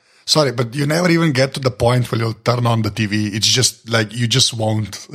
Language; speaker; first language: English; non-native, fluent; Slovenian